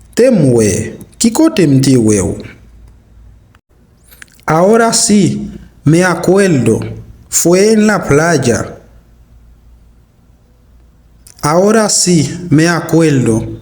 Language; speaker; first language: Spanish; non-native, fluent; Haitian Creole